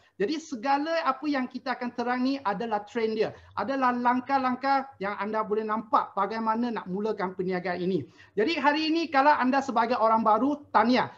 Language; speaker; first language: Malay; non-native, local second language; Chinese